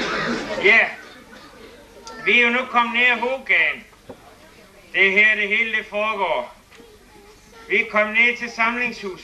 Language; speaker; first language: Danish; native; Danish